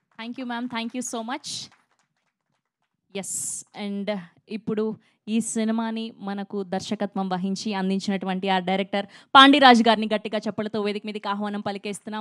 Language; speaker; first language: Telugu; native; Telugu